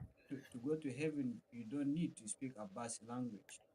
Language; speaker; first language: English; non-native, fluent; Arabic